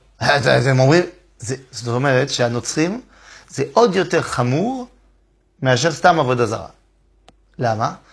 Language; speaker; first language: Hebrew; non-native, fluent; French